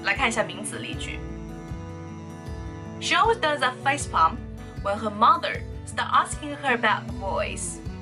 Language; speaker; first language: English; non-native, fluent; Chinese